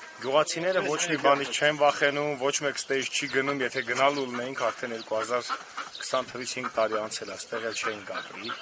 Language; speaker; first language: Armenian; native; Armenian